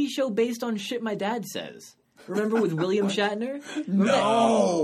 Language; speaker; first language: English; native; English